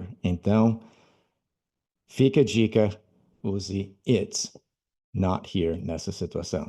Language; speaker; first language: Portuguese; non-native, fluent; English